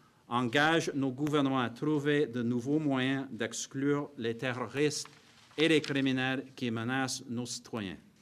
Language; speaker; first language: French; non-native, fluent; English